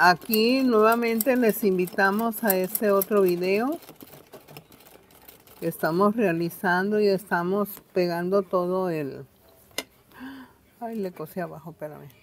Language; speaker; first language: Spanish; native; Spanish